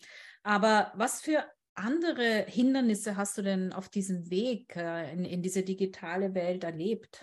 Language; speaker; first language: German; native; German